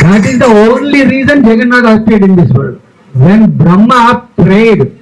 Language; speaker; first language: English; non-native, local second language; Telugu